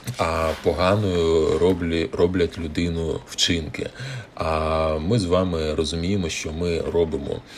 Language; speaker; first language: Ukrainian; non-native, local second language; Russian